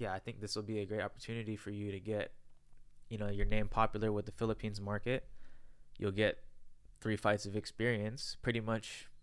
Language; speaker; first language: English; early bilingual, other home language; Filipino